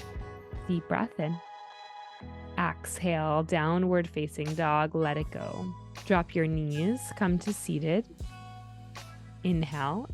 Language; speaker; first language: English; native; English